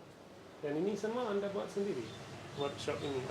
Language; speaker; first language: Indonesian; non-native, fluent; English